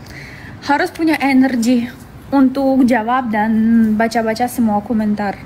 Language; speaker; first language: Indonesian; non-native, fluent; Russian